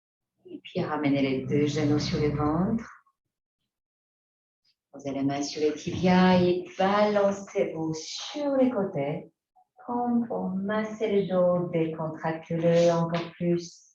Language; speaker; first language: French; native; French